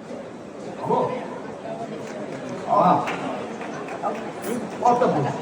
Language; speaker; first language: French; native; French